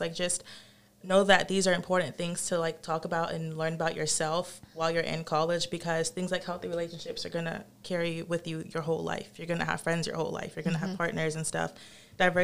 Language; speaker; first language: English; non-native, local second language; Yoruba